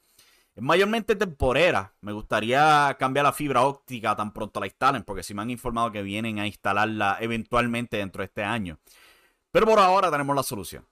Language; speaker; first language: Spanish; native; Spanish